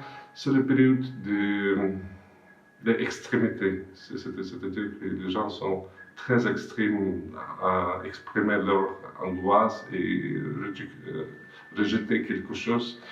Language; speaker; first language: French; non-native, fluent; Russian